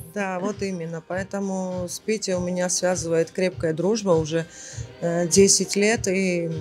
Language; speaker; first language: Russian; non-native, local second language; Georgian